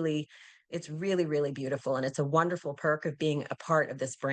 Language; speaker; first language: English; native; English